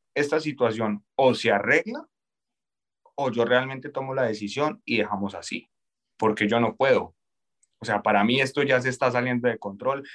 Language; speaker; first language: Spanish; native; Spanish